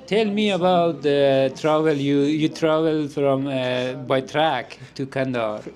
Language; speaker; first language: English; non-native, learner; Persian